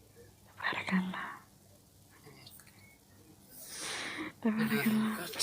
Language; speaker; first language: Arabic; non-native, learner; Oromo